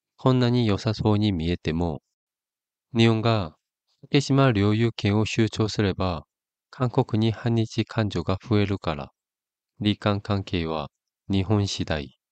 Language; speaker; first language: Japanese; non-native, fluent; Korean